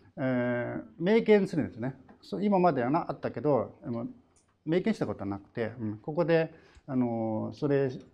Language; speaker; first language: Japanese; non-native, fluent; Chinese